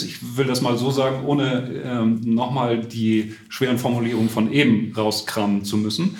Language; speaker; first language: German; native; German